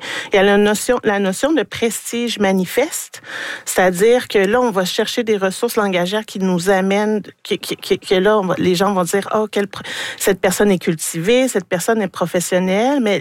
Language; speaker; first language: French; native; French